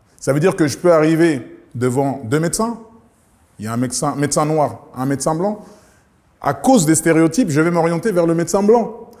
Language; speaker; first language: French; early bilingual, other home language; Lingala